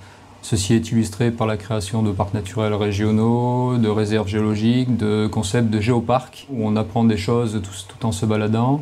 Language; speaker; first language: French; native; French